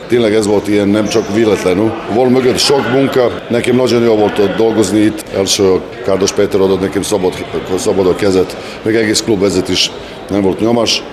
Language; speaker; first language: Hungarian; non-native, local second language; Serbian